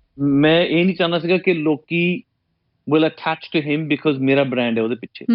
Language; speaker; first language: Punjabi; early bilingual, heritage; Punjabi